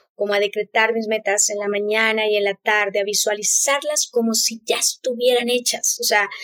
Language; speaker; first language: Spanish; native; Spanish